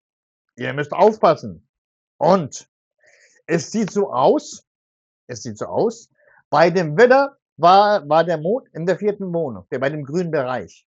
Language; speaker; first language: German; non-native, fluent; Turkish